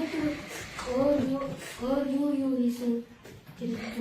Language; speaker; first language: Mongolian; non-native, learner; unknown